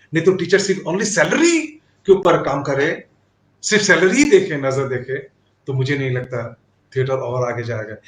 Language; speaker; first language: Hindi; non-native, local second language; Assamese